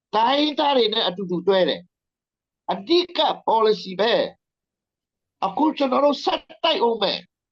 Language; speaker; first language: Burmese; non-native, local second language; Tedim Chin